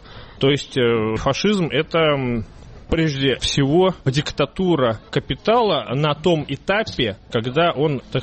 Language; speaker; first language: Russian; native; Russian